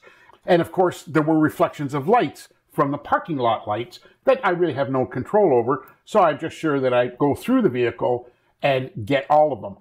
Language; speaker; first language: English; native; English